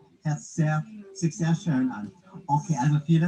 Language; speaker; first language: German; non-native, fluent; English